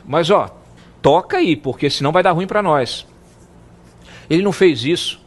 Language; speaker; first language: Portuguese; native; Portuguese